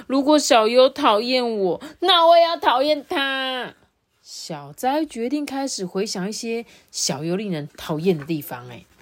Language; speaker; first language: Chinese; native; Chinese